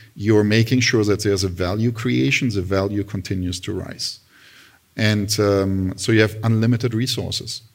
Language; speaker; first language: English; non-native, fluent; German